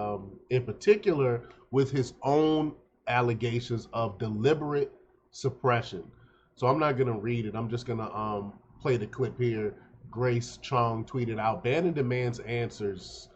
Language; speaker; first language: English; native; English